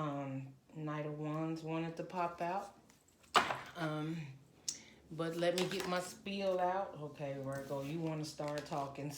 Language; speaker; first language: English; native; English